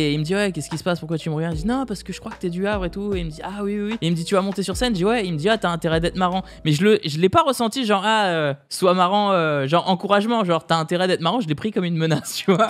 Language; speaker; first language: French; native; French